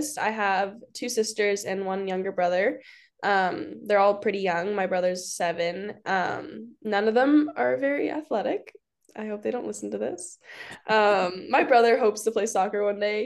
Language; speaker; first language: English; native; English